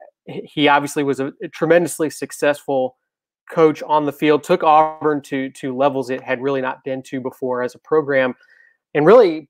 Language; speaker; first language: English; native; English